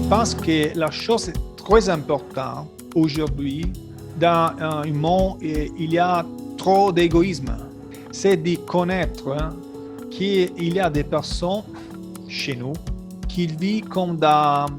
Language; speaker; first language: French; non-native, learner; Italian